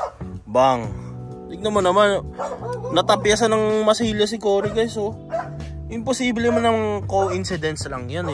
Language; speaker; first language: Filipino; native; Filipino